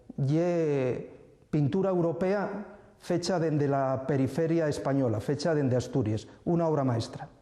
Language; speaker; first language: Asturian; native; Asturian